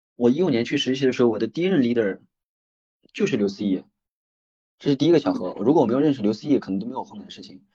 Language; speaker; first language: Chinese; native; Chinese